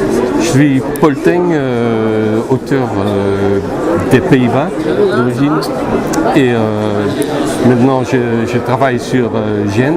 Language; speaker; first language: French; non-native, fluent; Dutch